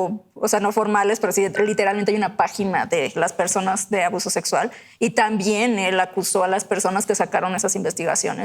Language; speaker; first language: Spanish; native; Spanish